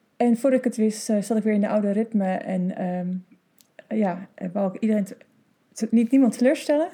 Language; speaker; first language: Dutch; non-native, fluent; English